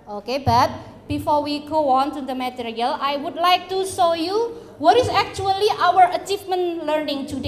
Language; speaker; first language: English; non-native, fluent; Indonesian